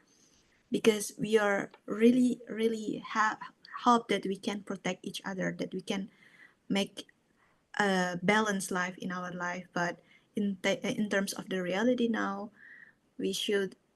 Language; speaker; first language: English; non-native, fluent; Indonesian